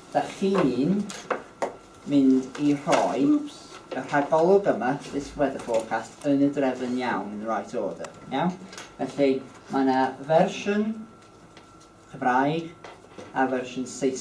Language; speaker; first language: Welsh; native; Welsh